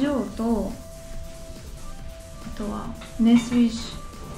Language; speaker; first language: Japanese; non-native, fluent; Russian